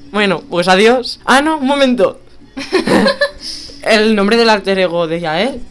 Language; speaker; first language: Spanish; native; Spanish